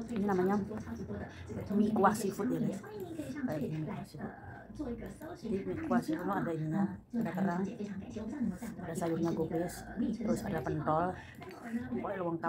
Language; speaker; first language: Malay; non-native, local second language; Javanese